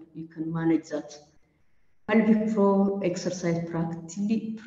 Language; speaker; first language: English; non-native, local second language; Amharic